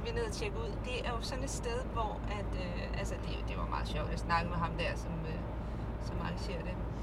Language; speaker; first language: Danish; native; Danish